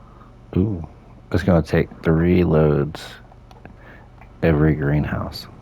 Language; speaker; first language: English; native; English